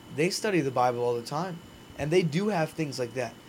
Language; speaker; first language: English; native; English